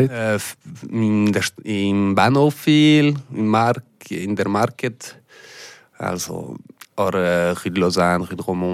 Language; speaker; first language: German; non-native, local second language; French